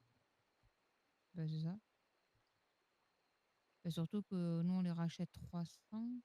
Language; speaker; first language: French; native; French